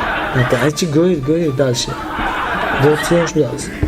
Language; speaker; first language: Russian; non-native, local second language; Tajik